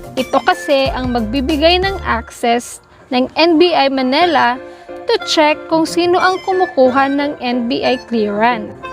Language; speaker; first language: Filipino; non-native, local second language; Cebuano